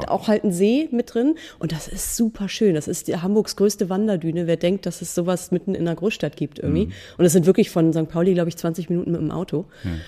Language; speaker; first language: German; native; German